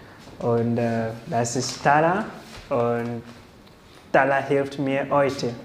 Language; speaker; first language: German; non-native, learner; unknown